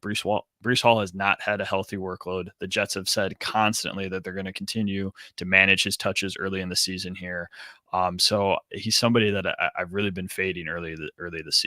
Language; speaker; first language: English; native; English